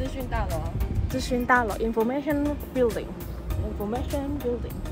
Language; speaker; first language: Chinese; non-native, fluent; Indonesian